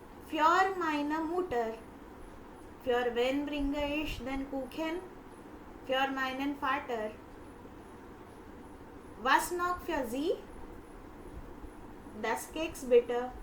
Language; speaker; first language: German; non-native, fluent; Hindi